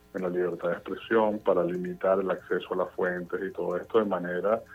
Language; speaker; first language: Spanish; native; Spanish